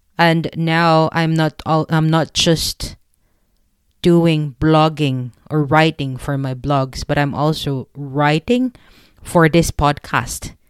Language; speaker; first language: English; non-native, local second language; Filipino